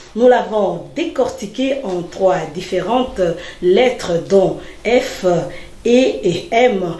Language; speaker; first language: French; non-native, local second language; Lingala